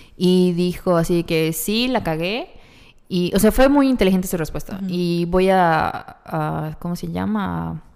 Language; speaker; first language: Spanish; native; Spanish